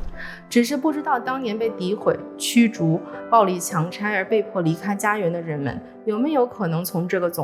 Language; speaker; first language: Chinese; native; Chinese